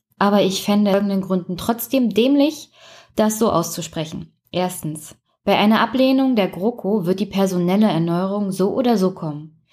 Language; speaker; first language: German; native; German